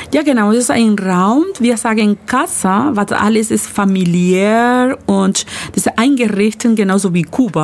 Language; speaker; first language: German; non-native, learner; Spanish